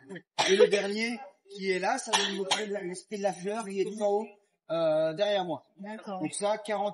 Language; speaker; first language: French; native; French